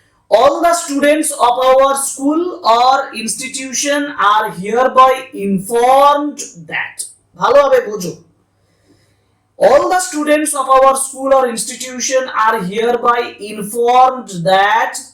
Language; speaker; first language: English; non-native, local second language; Bangla